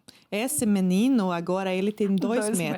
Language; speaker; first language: Portuguese; non-native, fluent; Swedish